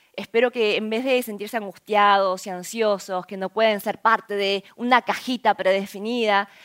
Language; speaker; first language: Spanish; early bilingual, other home language; Korean